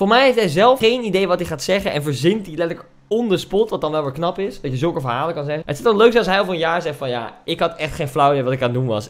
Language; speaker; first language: Dutch; native; Dutch